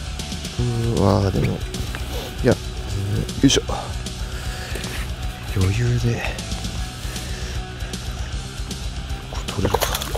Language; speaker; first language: Japanese; native; Japanese